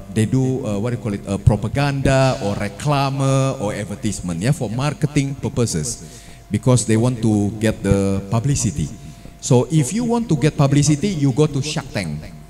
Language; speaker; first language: English; non-native, fluent; Indonesian